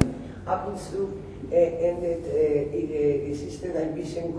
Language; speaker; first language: German; non-native, learner; Spanish